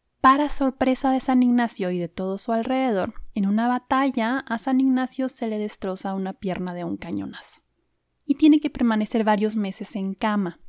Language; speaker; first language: Spanish; native; Spanish